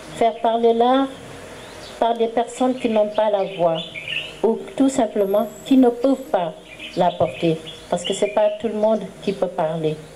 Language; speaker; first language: French; non-native, local second language; Wolof